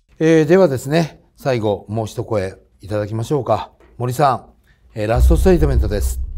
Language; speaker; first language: Japanese; native; Japanese